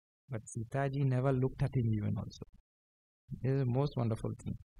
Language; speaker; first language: English; early bilingual, other home language; Hindi